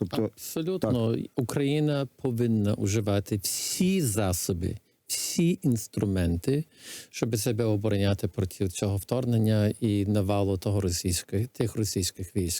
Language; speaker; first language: Ukrainian; early bilingual, heritage; Ukrainian